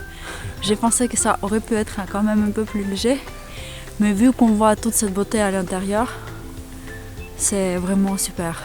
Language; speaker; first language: French; non-native, fluent; Russian